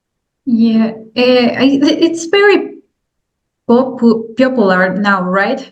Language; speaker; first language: English; non-native, learner; Spanish